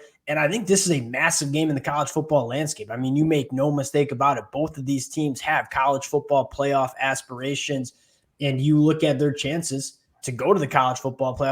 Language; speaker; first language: English; native; English